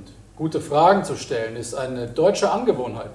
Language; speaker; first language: German; native; German